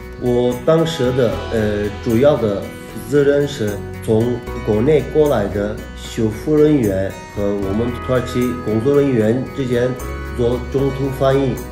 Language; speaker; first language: Chinese; non-native, fluent; Turkish